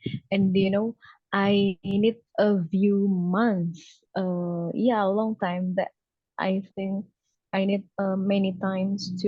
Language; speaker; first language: English; non-native, learner; Indonesian